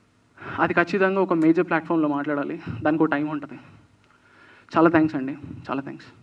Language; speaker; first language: Telugu; native; Telugu